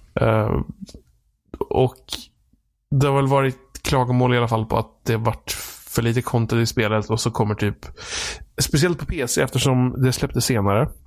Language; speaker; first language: Swedish; native; Swedish